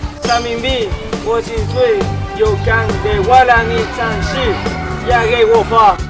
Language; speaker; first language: Chinese; non-native, learner; Spanish